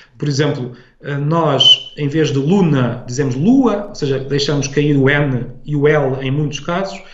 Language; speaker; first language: Portuguese; native; Portuguese